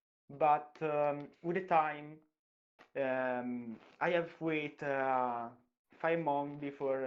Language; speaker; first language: English; non-native, learner; Italian